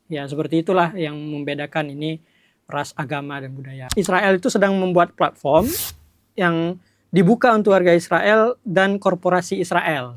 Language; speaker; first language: Indonesian; native; Indonesian